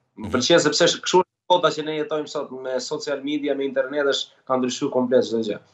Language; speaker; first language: Albanian; native; Albanian